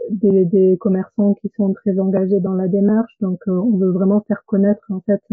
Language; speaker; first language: French; non-native, fluent; German